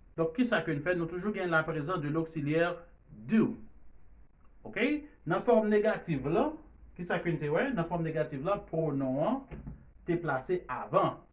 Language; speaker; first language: French; non-native, learner; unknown